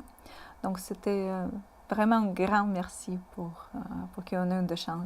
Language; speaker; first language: French; non-native, fluent; Russian